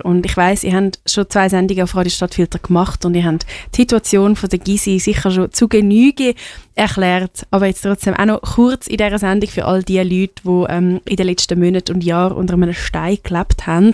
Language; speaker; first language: German; native; German